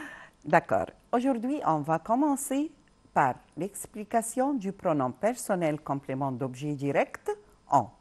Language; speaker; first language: French; non-native, local second language; Arabic